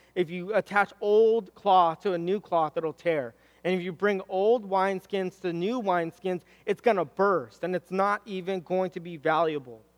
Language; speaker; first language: English; native; English